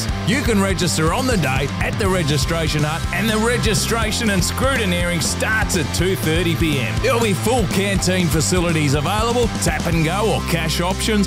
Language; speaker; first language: English; native; English